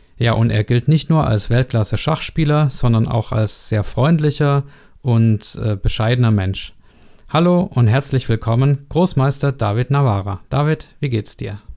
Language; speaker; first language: German; non-native, learner; Czech